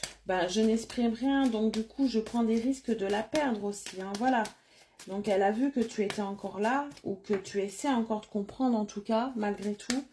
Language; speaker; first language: French; native; French